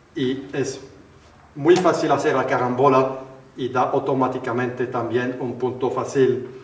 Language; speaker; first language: Spanish; non-native, fluent; French